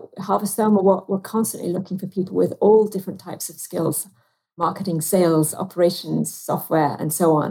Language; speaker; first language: English; native; English